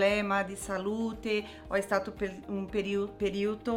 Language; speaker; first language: Italian; non-native, learner; Portuguese